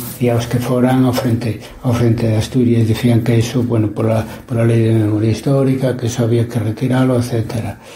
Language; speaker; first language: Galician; non-native, local second language; Spanish